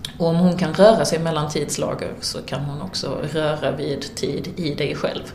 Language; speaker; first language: Swedish; native; Swedish